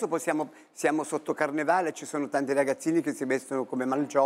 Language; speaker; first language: Italian; native; Italian